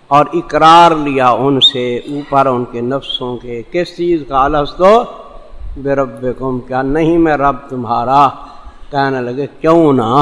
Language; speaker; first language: Urdu; non-native, local second language; Saraiki